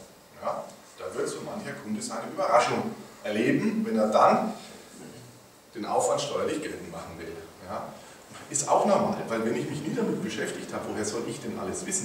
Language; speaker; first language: German; native; German